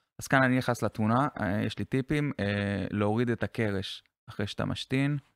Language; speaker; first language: Hebrew; native; Hebrew